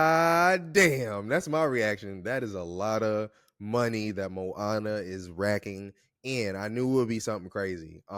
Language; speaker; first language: English; native; English